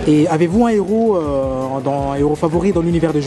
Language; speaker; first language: French; native; French